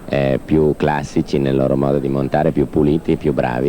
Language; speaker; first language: Italian; native; Italian